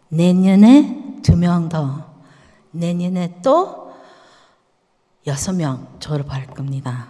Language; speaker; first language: Korean; early bilingual, heritage; Korean